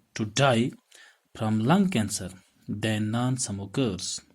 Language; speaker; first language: English; non-native, local second language; Urdu